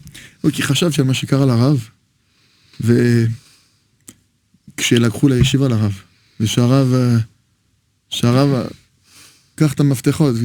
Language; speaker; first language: Hebrew; non-native, fluent; French